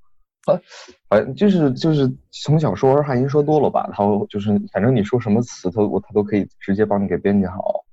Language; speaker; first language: Chinese; native; Chinese